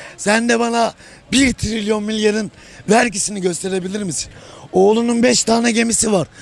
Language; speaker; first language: Turkish; native; Turkish